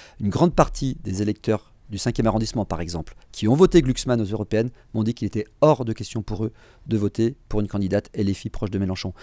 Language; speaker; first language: French; native; French